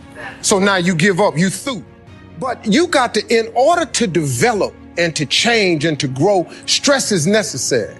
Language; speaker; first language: English; native; English